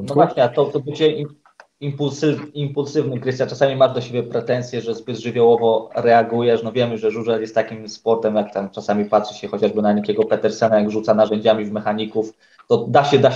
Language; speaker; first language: Polish; native; Polish